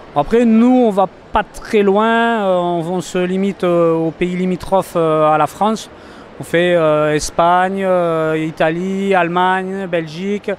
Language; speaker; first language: French; native; French